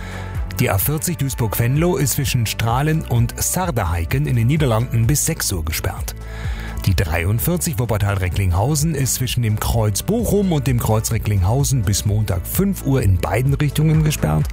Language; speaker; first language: German; native; German